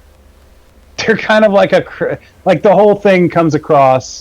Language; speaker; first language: English; native; English